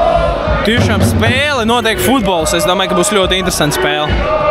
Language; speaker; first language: Latvian; native; Latvian